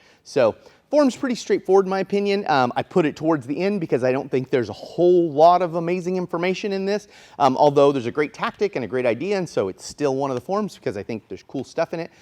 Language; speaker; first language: English; native; English